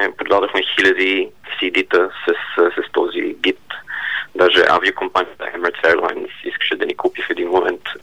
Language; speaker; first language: Bulgarian; early bilingual, heritage; Bulgarian